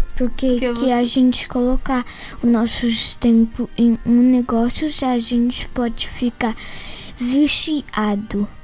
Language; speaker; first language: Portuguese; early bilingual, heritage; Portuguese